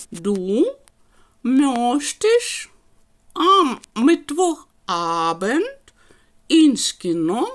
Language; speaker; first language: German; non-native, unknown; Ukrainian